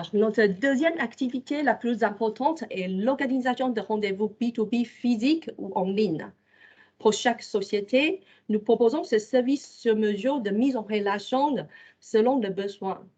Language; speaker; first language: French; non-native, fluent; Chinese